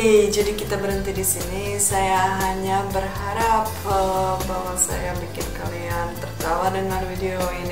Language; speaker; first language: Indonesian; non-native, fluent; Czech